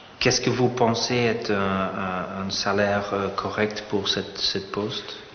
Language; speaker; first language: French; non-native, fluent; English